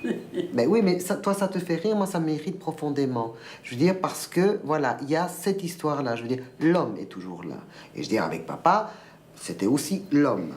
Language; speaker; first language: French; early bilingual, other home language; Spanish